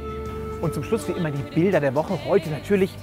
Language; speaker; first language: German; native; German